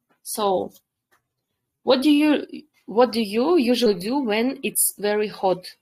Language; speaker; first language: English; non-native, fluent; Kyrgyz